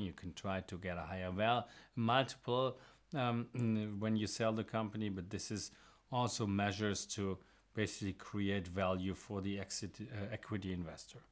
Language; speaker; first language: English; non-native, fluent; German